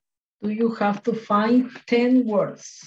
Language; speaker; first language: English; non-native, learner; Spanish